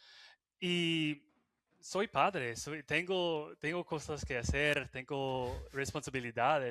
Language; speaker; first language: Spanish; non-native, fluent; English